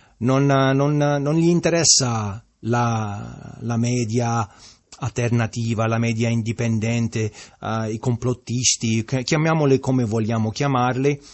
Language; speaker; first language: Italian; early bilingual, heritage; Italian